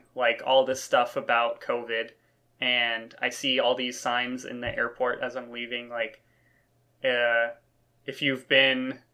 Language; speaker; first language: English; native; English